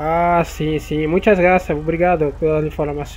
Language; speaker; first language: Spanish; non-native, learner; Portuguese